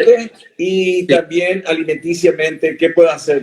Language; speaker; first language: Spanish; native; Spanish